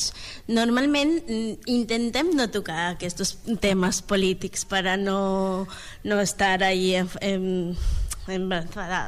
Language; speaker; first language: Catalan; non-native, learner; Spanish